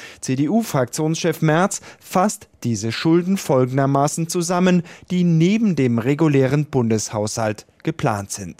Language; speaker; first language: German; native; German